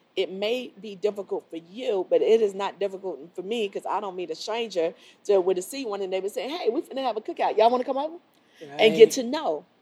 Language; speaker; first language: English; native; English